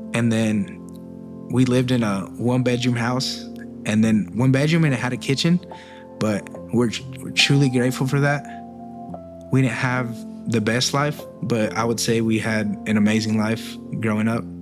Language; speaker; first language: English; early bilingual, other home language; Spanish